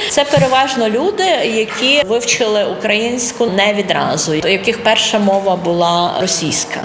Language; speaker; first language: Ukrainian; non-native, local second language; Russian